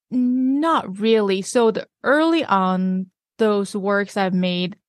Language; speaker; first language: English; non-native, fluent; Chinese